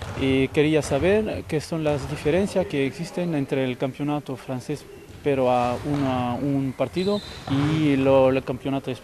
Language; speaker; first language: Spanish; non-native, fluent; French